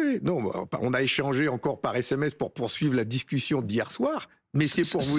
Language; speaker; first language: French; native; French